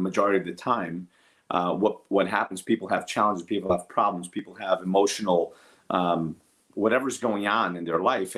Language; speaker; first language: English; early bilingual, other home language; Portuguese